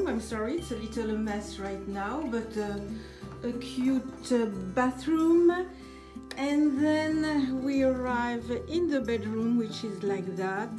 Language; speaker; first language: English; non-native, fluent; French